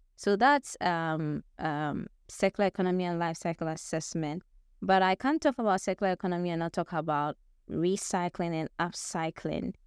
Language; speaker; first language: English; non-native, local second language; Akan